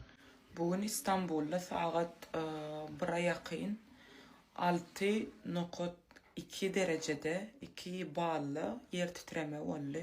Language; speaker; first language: Turkish; non-native, learner; Turkmen